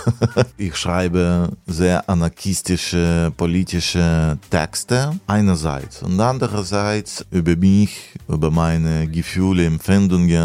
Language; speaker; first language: German; non-native, fluent; Russian